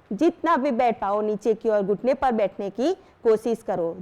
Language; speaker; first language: Hindi; non-native, local second language; Gujarati